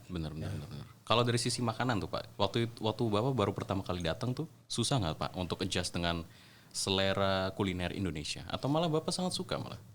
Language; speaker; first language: Indonesian; native; Indonesian